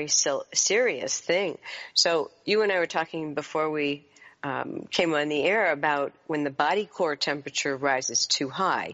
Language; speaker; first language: English; native; English